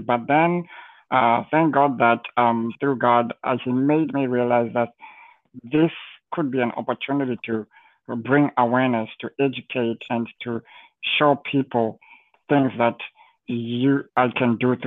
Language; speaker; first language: English; non-native, local second language; Shona